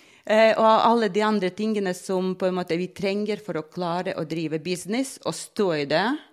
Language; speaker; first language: Norwegian; non-native, fluent; Latvian